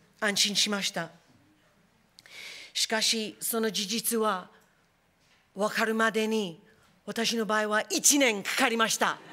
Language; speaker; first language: Japanese; non-native, fluent; English